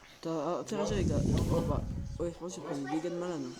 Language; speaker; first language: French; native; French